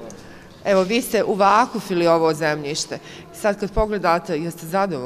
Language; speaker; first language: Croatian; native; Croatian